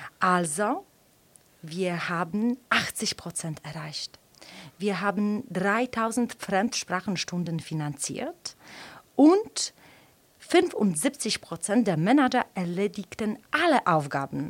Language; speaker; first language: German; non-native, fluent; Polish